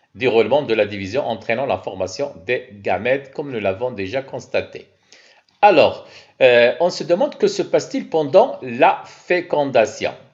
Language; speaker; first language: French; non-native, local second language; Arabic